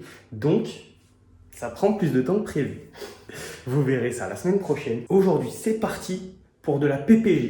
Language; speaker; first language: French; native; French